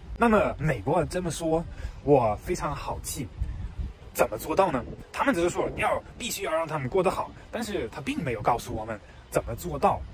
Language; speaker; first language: Chinese; non-native, fluent; German